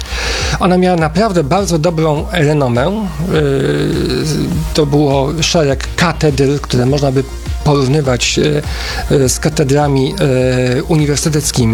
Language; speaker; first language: Polish; native; Polish